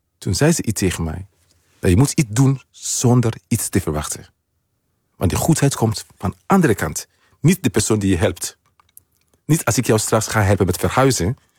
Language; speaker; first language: Dutch; non-native, fluent; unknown